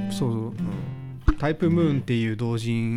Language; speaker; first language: Japanese; native; Japanese